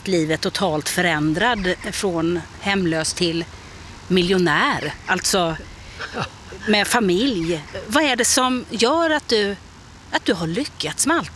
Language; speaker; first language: Swedish; native; Swedish